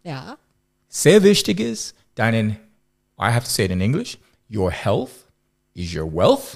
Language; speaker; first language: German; non-native, learner; English